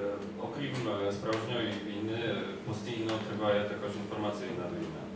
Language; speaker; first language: Ukrainian; non-native, fluent; Polish